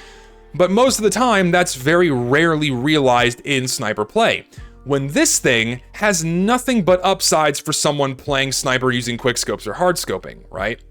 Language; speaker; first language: English; native; English